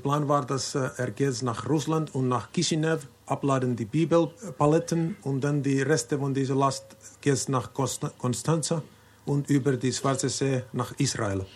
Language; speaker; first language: German; non-native, learner; Finnish